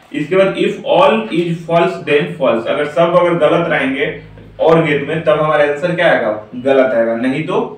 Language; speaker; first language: Hindi; native; Hindi